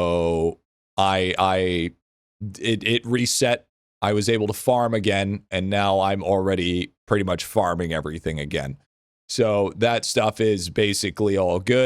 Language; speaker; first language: English; native; English